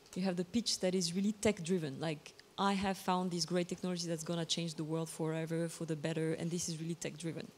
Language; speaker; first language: English; non-native, fluent; Bulgarian